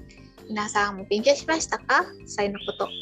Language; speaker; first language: Japanese; non-native, learner; Indonesian